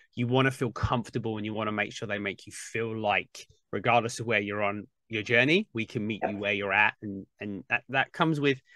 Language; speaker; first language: English; native; English